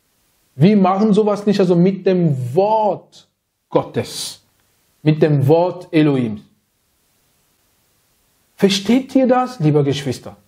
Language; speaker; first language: German; non-native, fluent; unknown